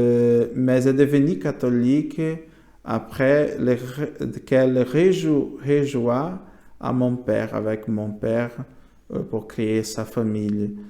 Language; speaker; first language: French; non-native, learner; Portuguese